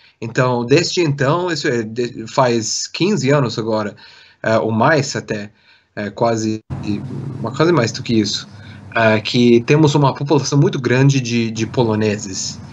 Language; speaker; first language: Portuguese; non-native, fluent; English